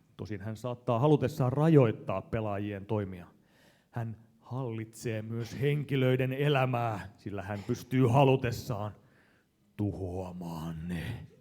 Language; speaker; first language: Finnish; native; Finnish